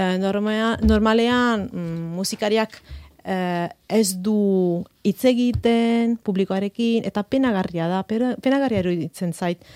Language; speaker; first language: Basque; non-native, fluent; Italian